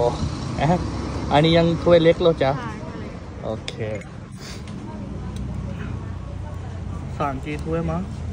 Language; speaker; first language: Thai; non-native, fluent; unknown